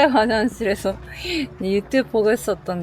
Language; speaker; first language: Korean; non-native, fluent; Japanese